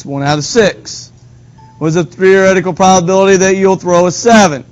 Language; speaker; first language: English; native; English